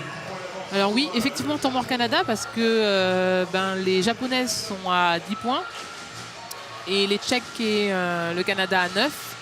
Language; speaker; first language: French; native; French